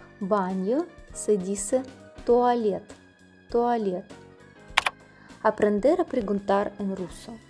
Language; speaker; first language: Spanish; non-native, fluent; Russian